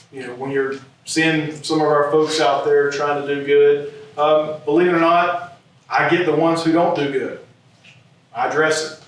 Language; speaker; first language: English; native; English